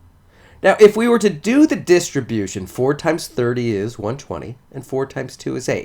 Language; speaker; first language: English; native; English